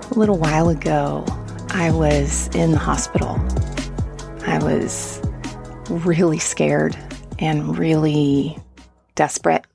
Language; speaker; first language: English; native; English